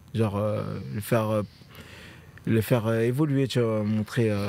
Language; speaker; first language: French; native; French